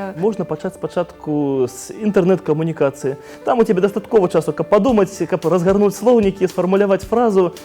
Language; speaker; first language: Belarusian; non-native, local second language; Russian